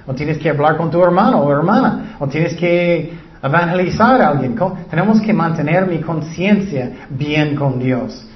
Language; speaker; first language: Spanish; non-native, learner; English